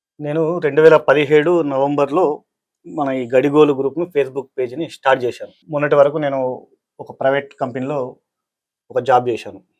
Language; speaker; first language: Telugu; native; Telugu